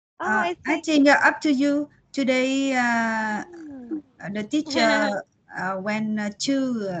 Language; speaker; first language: English; non-native, learner; Vietnamese